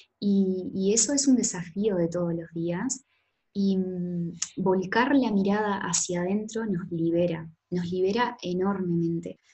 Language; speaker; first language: Spanish; native; Spanish